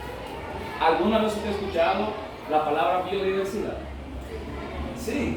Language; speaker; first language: Spanish; native; Spanish